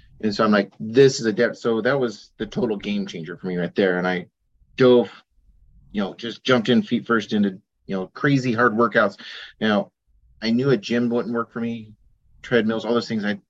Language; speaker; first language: English; native; English